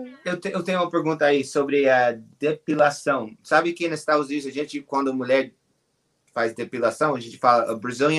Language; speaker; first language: Portuguese; non-native, learner; English